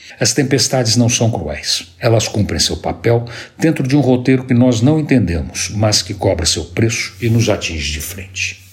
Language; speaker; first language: Portuguese; native; Portuguese